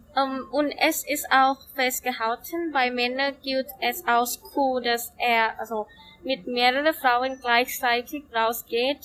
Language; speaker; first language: German; non-native, learner; Thai